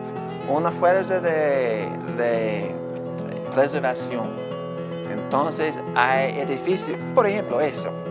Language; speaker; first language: Spanish; non-native, learner; English